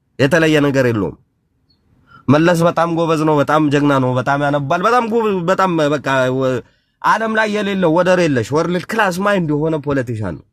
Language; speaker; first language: Amharic; non-native, local second language; Tigrinya